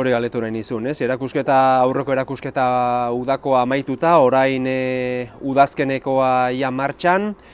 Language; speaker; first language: Basque; native; Basque